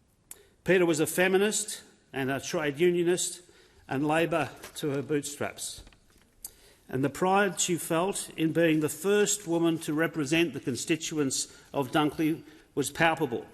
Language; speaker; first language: English; native; English